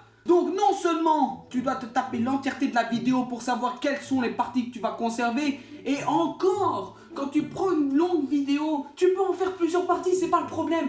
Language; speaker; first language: French; native; French